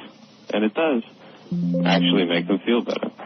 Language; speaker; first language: English; native; English